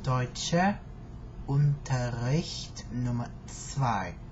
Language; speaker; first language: German; non-native, learner; English